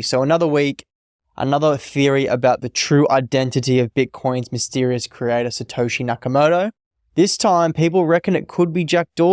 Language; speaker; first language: English; native; English